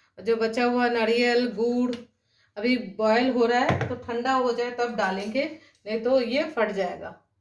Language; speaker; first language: Hindi; native; Hindi